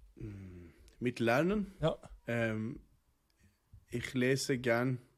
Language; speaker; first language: German; non-native, learner; Norwegian